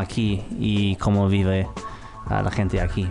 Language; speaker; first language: Spanish; non-native, fluent; English